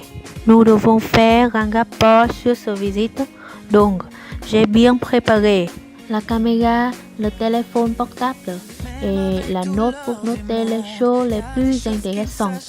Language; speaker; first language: French; non-native, learner; Vietnamese